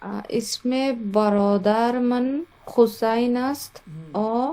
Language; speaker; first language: Persian; non-native, learner; Bangla